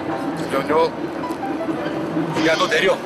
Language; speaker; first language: Korean; native; Korean